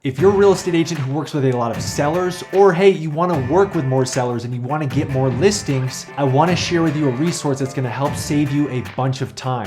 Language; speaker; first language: English; native; English